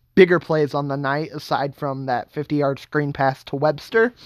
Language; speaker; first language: English; native; English